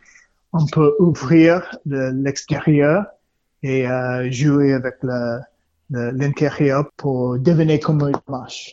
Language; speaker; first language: French; non-native, learner; English